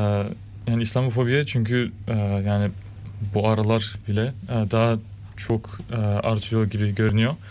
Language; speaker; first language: Turkish; early bilingual, heritage; Turkish